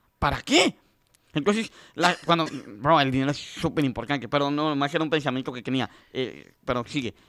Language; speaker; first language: Spanish; native; Spanish